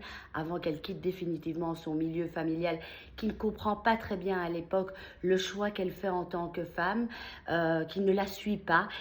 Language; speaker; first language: French; native; French